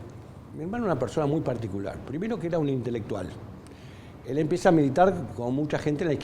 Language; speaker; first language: Spanish; native; Spanish